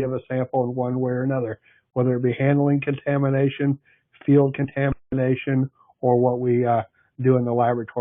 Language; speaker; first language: English; native; English